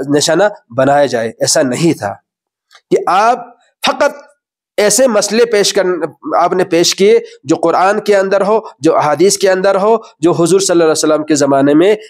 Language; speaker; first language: Urdu; non-native, local second language; Balti